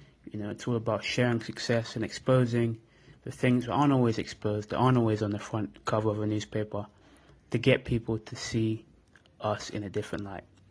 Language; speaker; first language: English; early bilingual, other home language; French